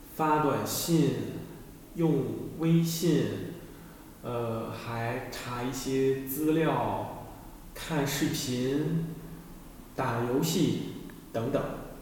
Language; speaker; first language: Chinese; non-native, learner; French